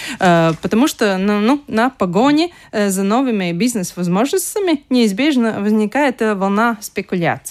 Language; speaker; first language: Russian; non-native, local second language; Latvian